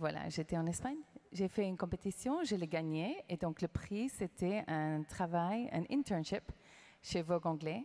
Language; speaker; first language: French; non-native, fluent; English